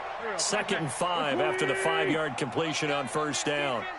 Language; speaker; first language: English; native; English